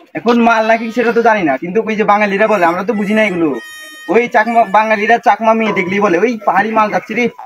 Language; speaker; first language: Bangla; non-native, local second language; Chakma